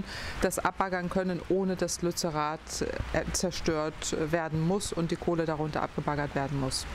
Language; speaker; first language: German; native; German